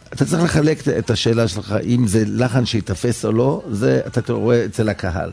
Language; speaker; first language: Hebrew; early bilingual, other home language; Yiddish